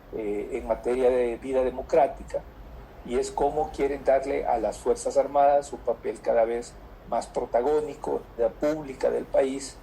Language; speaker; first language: Spanish; native; Spanish